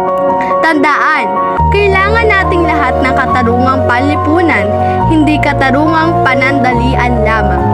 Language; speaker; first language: Filipino; native; Filipino